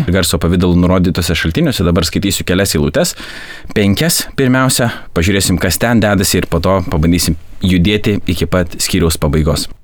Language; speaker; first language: Lithuanian; native; Lithuanian